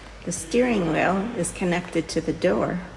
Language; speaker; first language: English; native; English